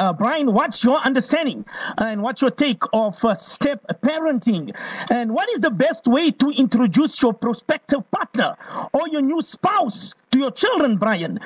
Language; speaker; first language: English; native; English